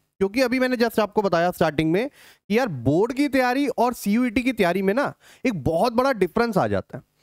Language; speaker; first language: Hindi; native; Hindi